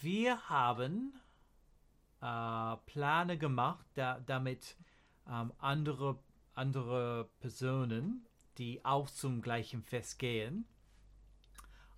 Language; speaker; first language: German; non-native, learner; English